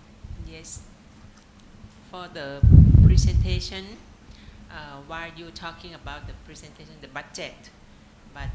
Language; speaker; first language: English; non-native, learner; Thai